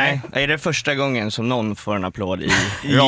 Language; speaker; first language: Swedish; native; Swedish